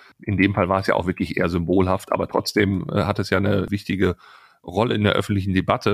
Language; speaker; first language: German; native; German